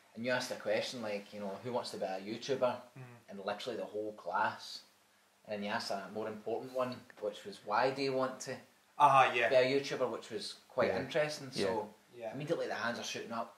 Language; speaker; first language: English; native; English